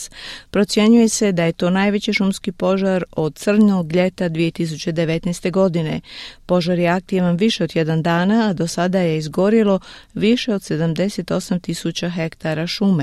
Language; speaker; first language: Croatian; native; Croatian